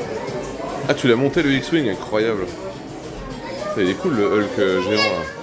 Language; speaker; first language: French; native; French